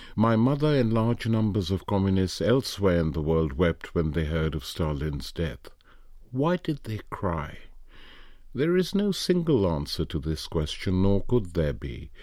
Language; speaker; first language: English; non-native, local second language; Punjabi